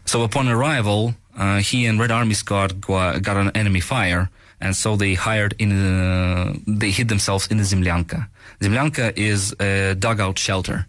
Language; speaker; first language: English; non-native, fluent; Russian